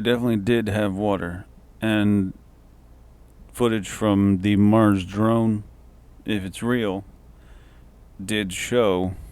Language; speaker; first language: English; native; English